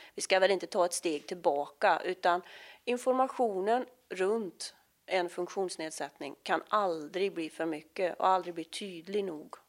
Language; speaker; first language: Swedish; native; Swedish